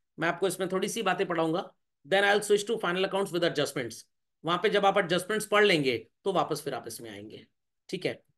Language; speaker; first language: Hindi; native; Hindi